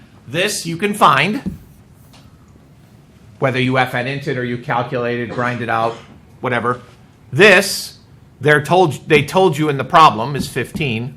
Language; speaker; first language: English; native; English